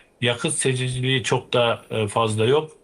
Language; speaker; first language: Turkish; native; Turkish